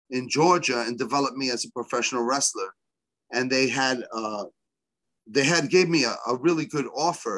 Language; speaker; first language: English; native; English